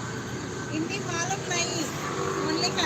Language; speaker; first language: Hindi; non-native, local second language; Kannada